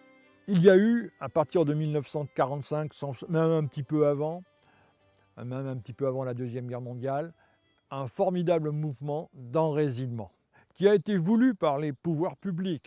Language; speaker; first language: French; native; French